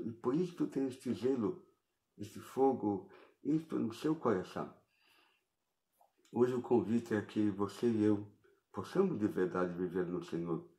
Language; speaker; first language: Portuguese; native; Portuguese